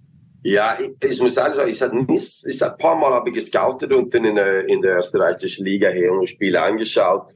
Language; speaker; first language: German; non-native, fluent; Swedish